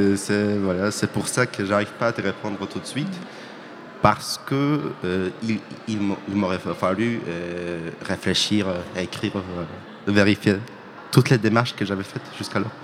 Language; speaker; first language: French; non-native, fluent; Polish